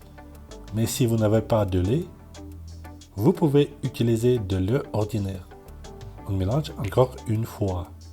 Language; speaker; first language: French; non-native, fluent; Russian